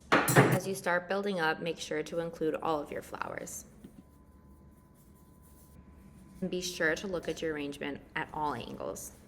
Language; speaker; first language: English; native; English